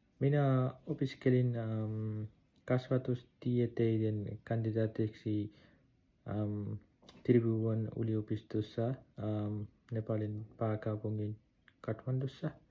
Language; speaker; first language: Finnish; non-native, learner; Nepali